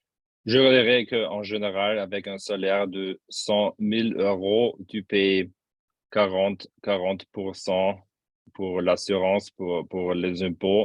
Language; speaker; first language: French; non-native, fluent; German